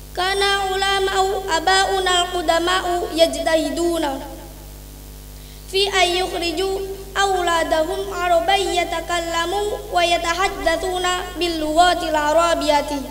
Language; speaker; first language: Arabic; non-native, learner; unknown